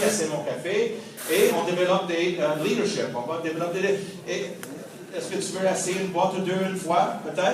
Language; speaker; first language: French; non-native, fluent; English